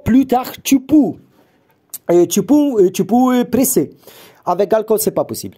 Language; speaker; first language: French; non-native, learner; Polish